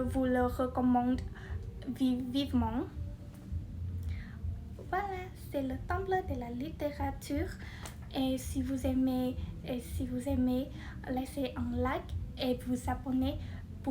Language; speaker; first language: French; non-native, learner; Vietnamese